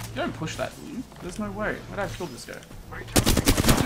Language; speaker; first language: English; native; English